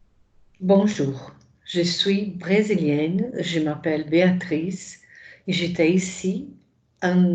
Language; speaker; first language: French; non-native, fluent; Portuguese